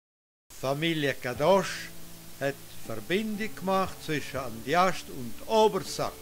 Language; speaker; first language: German; non-native, local second language; Romansh